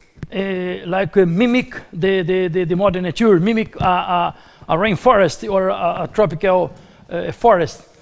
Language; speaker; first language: English; non-native, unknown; Portuguese